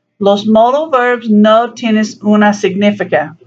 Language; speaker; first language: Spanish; non-native, learner; English